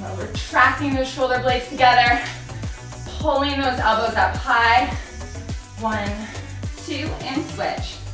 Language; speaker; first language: English; native; English